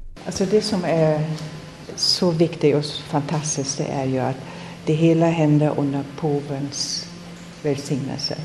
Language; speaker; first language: Swedish; non-native, fluent; German